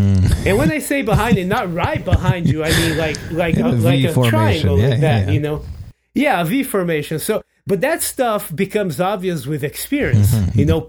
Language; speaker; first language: English; non-native, fluent; Portuguese